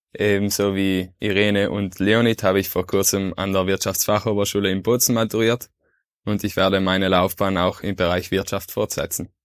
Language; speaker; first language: German; native; German